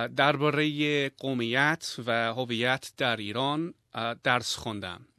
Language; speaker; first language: Persian; non-native, learner; English